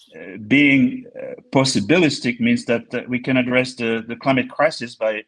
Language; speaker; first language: English; non-native, fluent; French